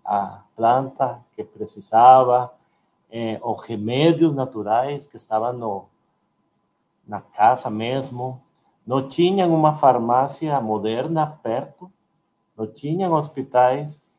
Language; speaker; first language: Portuguese; non-native, learner; Spanish